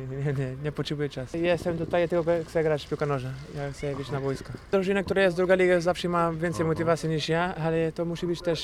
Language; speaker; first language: Polish; non-native, fluent; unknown